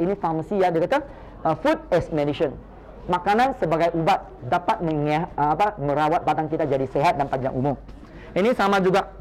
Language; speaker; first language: Malay; non-native, local second language; Chinese